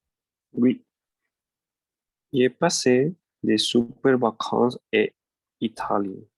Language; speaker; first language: French; non-native, learner; Spanish